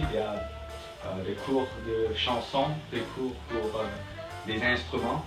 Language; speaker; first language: French; non-native, learner; English